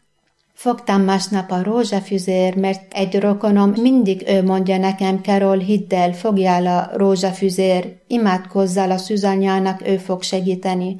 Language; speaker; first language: Hungarian; non-native, fluent; Arabic